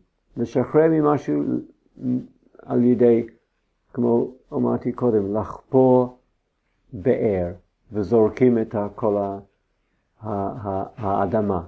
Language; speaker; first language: Hebrew; non-native, fluent; English